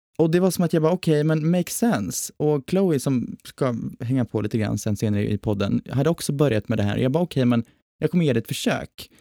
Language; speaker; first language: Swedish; native; Swedish